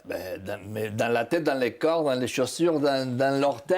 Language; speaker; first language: French; non-native, fluent; Spanish